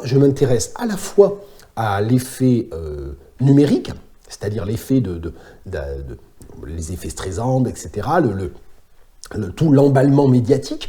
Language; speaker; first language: French; native; French